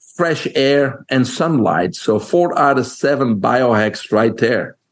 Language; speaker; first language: English; non-native, fluent; French